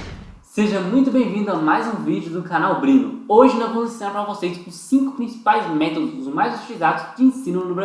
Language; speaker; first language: Portuguese; native; Portuguese